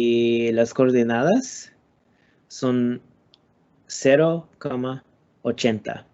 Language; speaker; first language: Spanish; non-native, learner; English